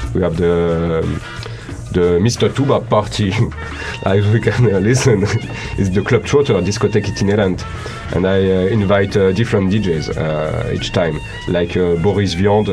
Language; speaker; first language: English; non-native, learner; French